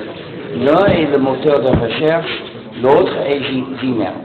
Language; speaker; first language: French; non-native, fluent; English